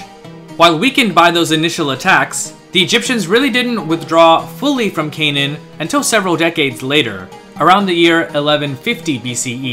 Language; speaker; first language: English; native; English